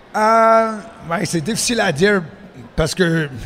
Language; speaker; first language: French; non-native, fluent; English